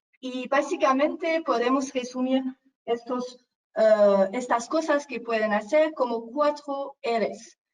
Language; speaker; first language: Spanish; non-native, fluent; French